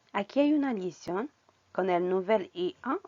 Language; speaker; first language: Spanish; non-native, fluent; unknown